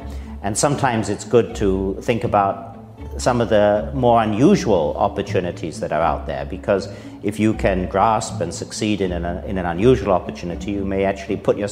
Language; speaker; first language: English; native; English